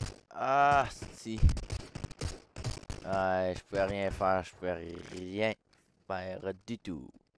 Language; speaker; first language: French; native; French